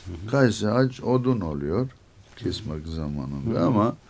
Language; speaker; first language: Turkish; non-native, learner; Armenian